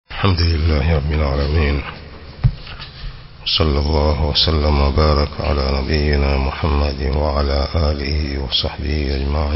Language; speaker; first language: Arabic; non-native, fluent; Swahili